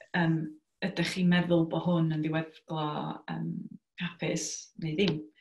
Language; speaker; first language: Welsh; native; Welsh